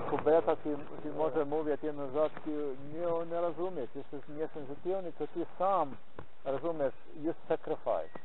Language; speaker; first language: Polish; non-native, learner; Ukrainian